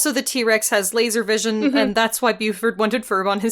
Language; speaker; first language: English; native; English